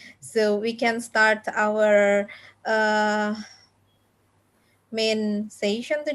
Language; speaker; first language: English; non-native, fluent; Indonesian